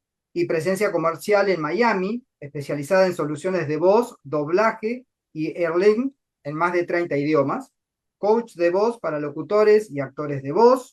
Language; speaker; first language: Spanish; native; Spanish